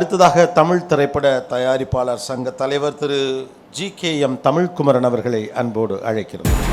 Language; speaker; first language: Tamil; native; Tamil